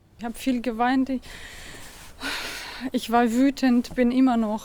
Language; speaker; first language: German; non-native, fluent; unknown